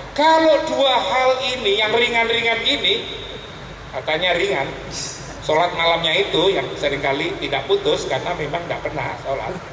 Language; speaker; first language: Indonesian; native; Indonesian